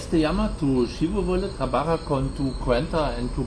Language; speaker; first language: Spanish; non-native, learner; German